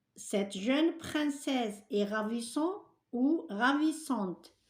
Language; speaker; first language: French; non-native, local second language; Arabic